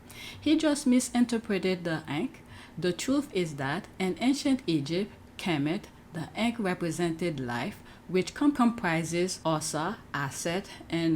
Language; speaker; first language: English; native; English